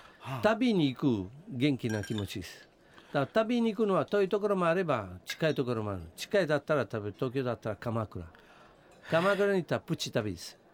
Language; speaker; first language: Japanese; non-native, fluent; Italian